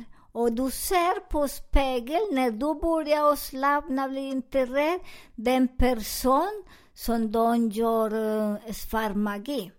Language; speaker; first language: Swedish; non-native, learner; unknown